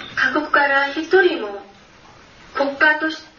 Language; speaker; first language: Japanese; non-native, fluent; Korean